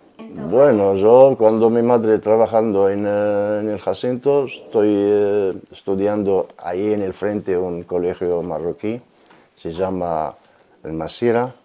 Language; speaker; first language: Spanish; non-native, learner; Arabic